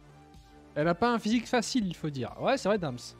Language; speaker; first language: French; native; French